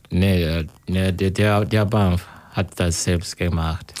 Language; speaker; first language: German; non-native, learner; Kinyarwanda